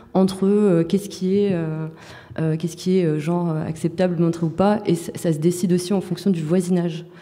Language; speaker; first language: French; native; French